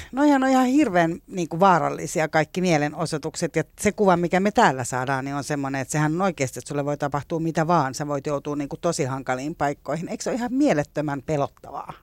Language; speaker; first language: Finnish; native; Finnish